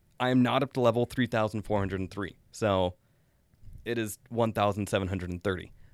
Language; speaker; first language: English; native; English